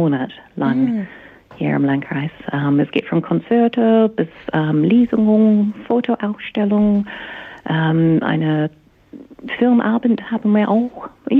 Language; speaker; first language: German; non-native, fluent; English